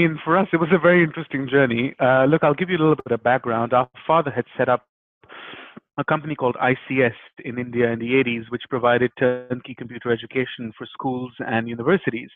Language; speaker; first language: English; non-native, local second language; Hindi